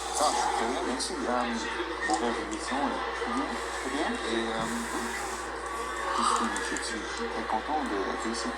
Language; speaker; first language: French; non-native, learner; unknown